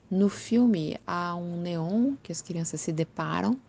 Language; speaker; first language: Portuguese; native; Portuguese